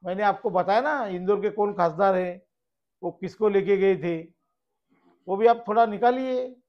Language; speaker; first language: Hindi; non-native, local second language; Marathi